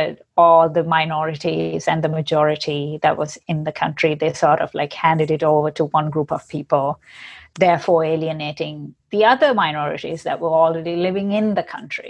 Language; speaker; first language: English; non-native, local second language; Sinhala